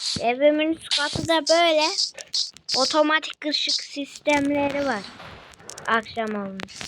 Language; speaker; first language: Turkish; native; Turkish